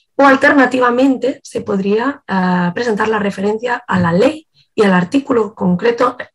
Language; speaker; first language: Spanish; native; Spanish